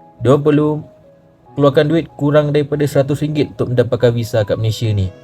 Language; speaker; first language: Malay; native; Malay